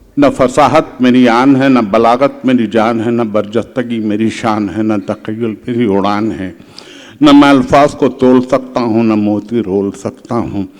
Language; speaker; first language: Urdu; native; Urdu